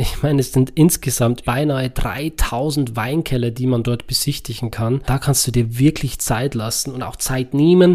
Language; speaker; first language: German; native; German